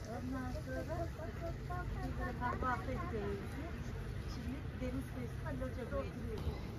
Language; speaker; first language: Turkish; native; Turkish